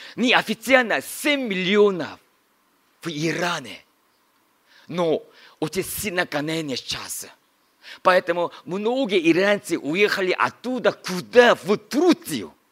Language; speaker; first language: Russian; non-native, learner; Korean